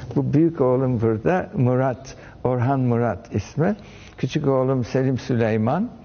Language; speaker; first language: Turkish; early bilingual, heritage; French